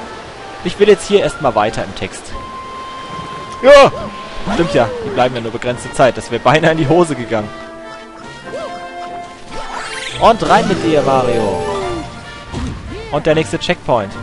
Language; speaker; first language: German; native; German